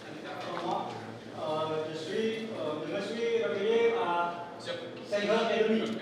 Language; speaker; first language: French; non-native, learner; Indonesian